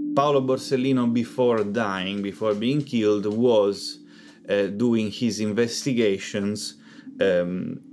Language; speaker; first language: English; non-native, fluent; Italian